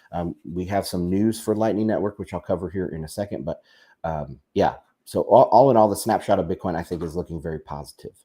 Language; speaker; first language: English; native; English